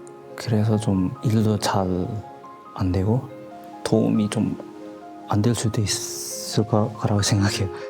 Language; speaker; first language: Korean; non-native, fluent; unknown